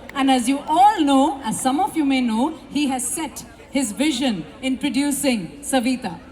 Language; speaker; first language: English; non-native, local second language; Malayalam